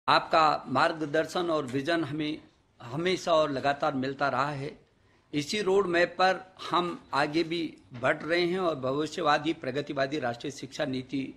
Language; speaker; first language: Hindi; native; Hindi